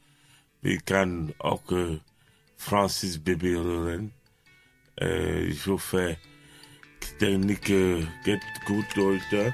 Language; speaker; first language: German; non-native, learner; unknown